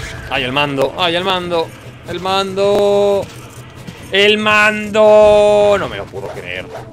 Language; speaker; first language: Spanish; native; Spanish